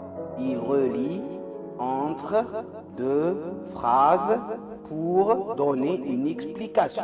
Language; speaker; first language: French; non-native, local second language; Arabic